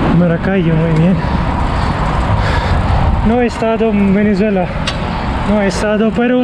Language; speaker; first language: Spanish; non-native, learner; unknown